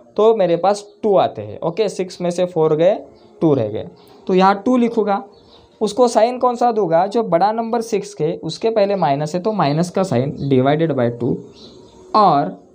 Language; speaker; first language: Hindi; non-native, local second language; Marathi